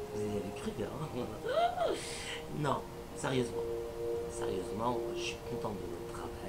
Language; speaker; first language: French; early bilingual, other home language; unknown